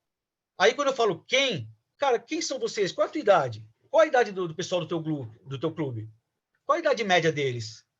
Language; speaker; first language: Portuguese; native; Portuguese